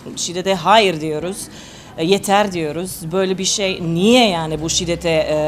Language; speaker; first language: Turkish; non-native, fluent; Serbian